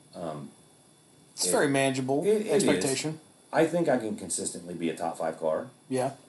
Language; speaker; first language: English; native; English